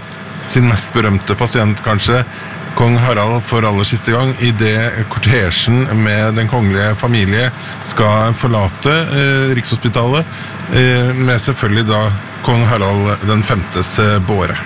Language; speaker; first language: Norwegian; native; Norwegian